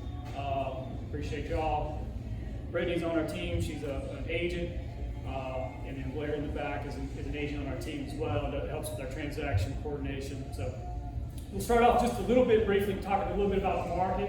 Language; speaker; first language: English; native; English